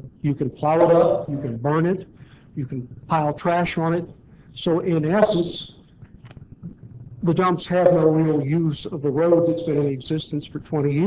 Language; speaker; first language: English; native; English